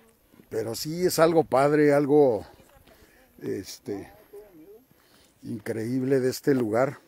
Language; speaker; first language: Spanish; native; Spanish